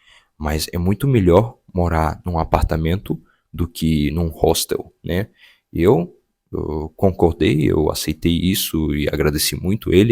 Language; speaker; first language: Portuguese; non-native, fluent; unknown